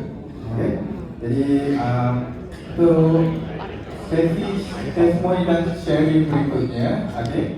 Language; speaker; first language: Malay; native; Malay